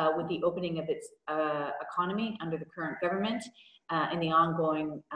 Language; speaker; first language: English; native; English